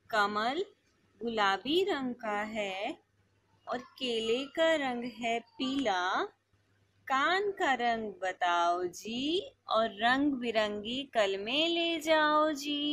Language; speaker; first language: Hindi; native; Hindi